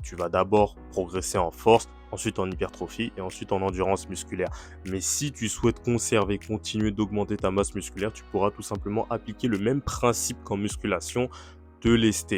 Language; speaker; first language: French; native; French